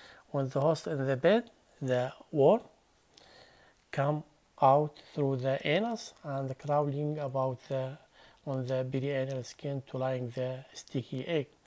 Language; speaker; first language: English; non-native, fluent; Arabic